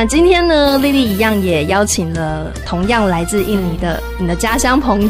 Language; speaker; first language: Chinese; native; Chinese